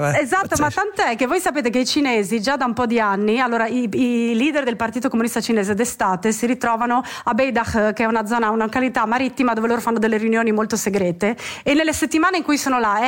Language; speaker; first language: Italian; native; Italian